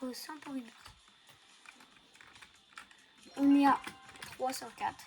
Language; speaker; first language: French; native; French